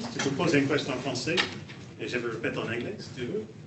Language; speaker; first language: French; native; French